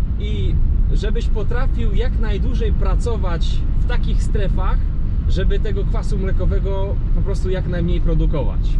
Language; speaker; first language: Polish; native; Polish